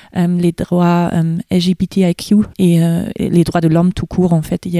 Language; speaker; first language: French; non-native, fluent; German